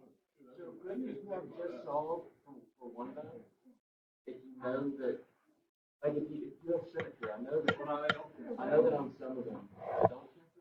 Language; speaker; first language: English; native; English